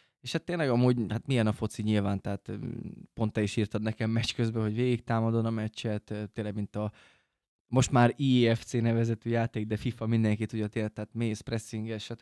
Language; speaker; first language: Hungarian; native; Hungarian